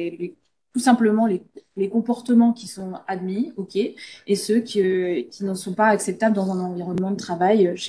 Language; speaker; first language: French; native; French